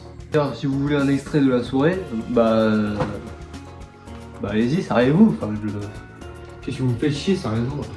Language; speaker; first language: French; native; French